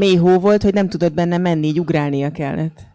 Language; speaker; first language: Hungarian; native; Hungarian